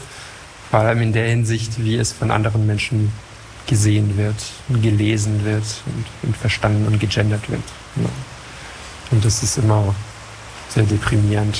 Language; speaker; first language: German; non-native, fluent; French